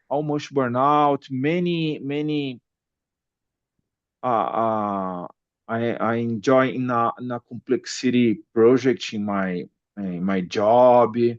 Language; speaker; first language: English; non-native, learner; Portuguese